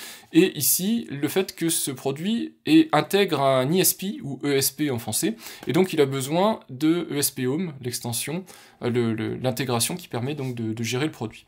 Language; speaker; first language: French; native; French